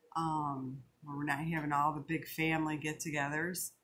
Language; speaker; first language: English; native; English